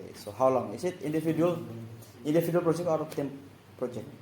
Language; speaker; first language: English; non-native, learner; Indonesian